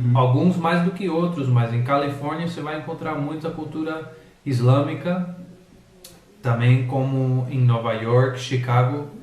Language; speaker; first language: Portuguese; non-native, fluent; English